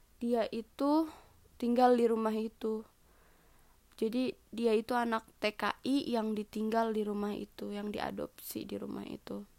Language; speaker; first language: Indonesian; native; Indonesian